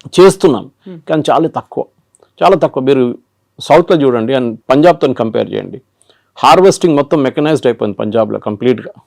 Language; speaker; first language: Telugu; non-native, local second language; Malayalam